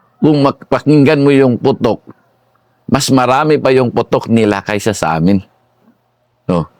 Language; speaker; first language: Filipino; non-native, local second language; Cebuano